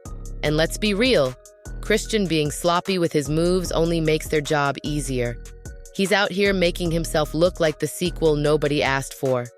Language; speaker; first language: English; native; English